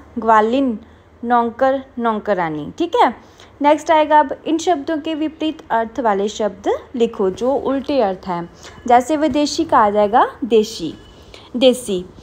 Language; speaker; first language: Hindi; non-native, local second language; Punjabi